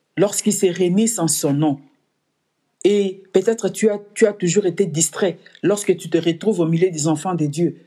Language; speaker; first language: French; non-native, local second language; Lingala